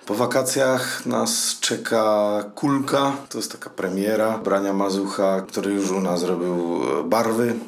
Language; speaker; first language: Polish; native; Polish